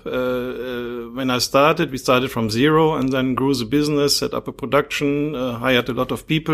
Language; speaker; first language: English; non-native, fluent; German